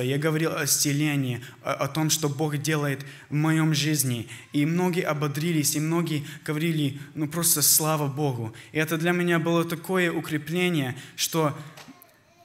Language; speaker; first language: Russian; early bilingual, heritage; Russian